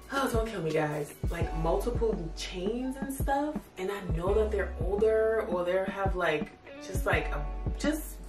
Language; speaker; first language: English; native; English